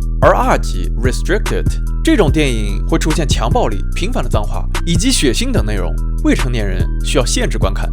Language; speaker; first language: Chinese; native; Chinese